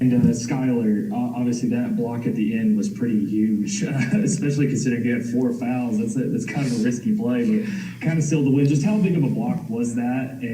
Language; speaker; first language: English; native; English